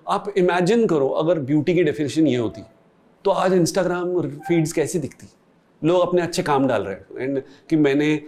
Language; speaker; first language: Hindi; native; Hindi